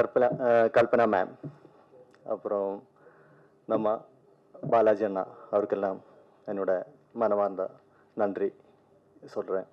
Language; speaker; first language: Tamil; non-native, learner; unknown